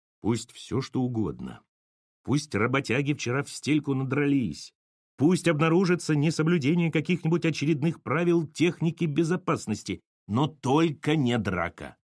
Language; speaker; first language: Russian; native; Russian